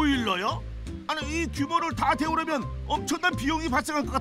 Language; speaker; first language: Korean; native; Korean